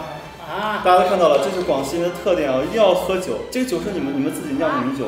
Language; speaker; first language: Chinese; native; Chinese